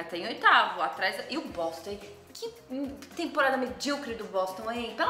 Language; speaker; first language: Portuguese; native; Portuguese